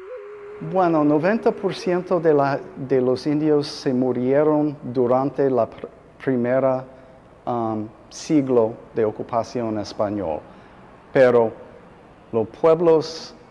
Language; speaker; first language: Spanish; non-native, fluent; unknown